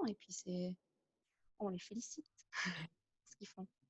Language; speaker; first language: French; native; French